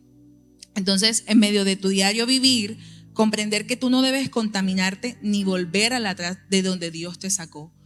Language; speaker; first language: Spanish; native; Spanish